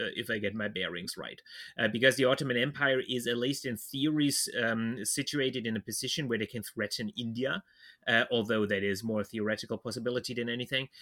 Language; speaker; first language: English; non-native, fluent; German